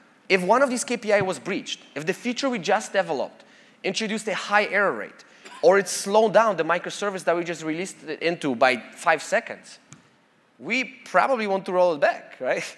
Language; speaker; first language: English; non-native, fluent; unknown